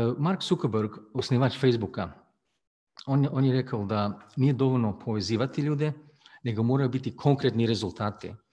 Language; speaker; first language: Bosnian; early bilingual, heritage; Croatian